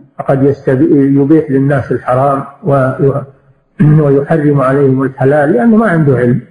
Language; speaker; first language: Arabic; native; Arabic